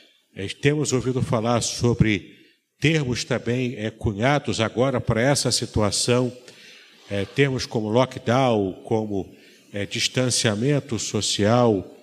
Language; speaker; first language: Portuguese; native; Portuguese